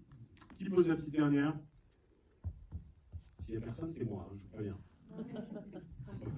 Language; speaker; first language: French; native; French